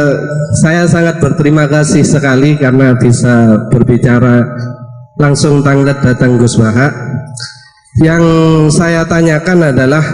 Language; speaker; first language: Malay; non-native, local second language; Javanese